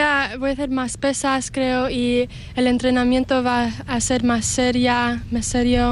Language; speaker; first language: Spanish; early bilingual, heritage; English